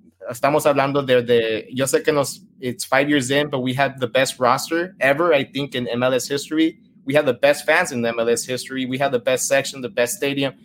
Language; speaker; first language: English; early bilingual, other home language; Spanish